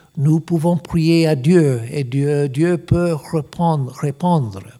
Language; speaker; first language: French; non-native, learner; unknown